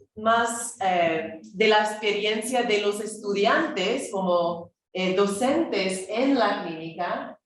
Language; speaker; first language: Spanish; non-native, fluent; English